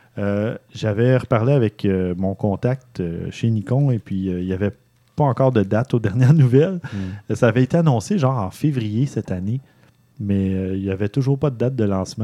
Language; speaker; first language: French; native; French